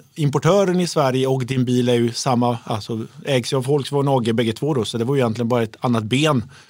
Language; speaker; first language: Swedish; native; Swedish